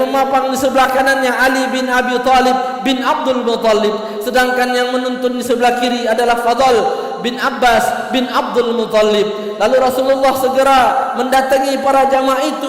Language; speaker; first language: Indonesian; native; Indonesian